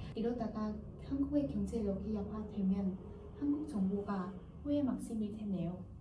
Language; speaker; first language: Korean; non-native, learner; Vietnamese